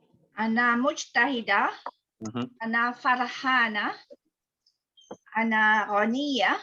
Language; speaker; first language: Arabic; non-native, learner; Malay